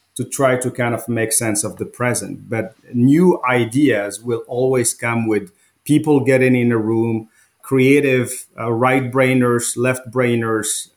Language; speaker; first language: English; non-native, fluent; Arabic